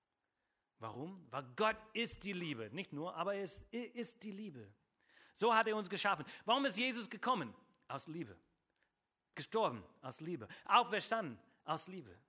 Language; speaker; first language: German; non-native, fluent; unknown